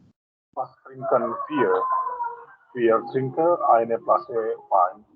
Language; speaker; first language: German; non-native, learner; Indonesian